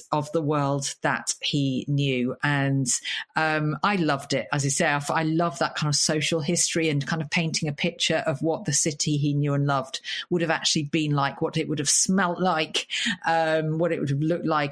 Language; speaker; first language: English; native; English